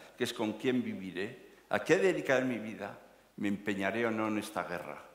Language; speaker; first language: Spanish; native; Spanish